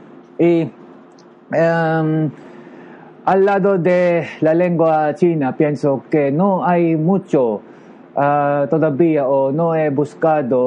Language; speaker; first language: Spanish; non-native, learner; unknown